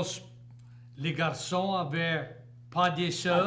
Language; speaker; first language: French; native; French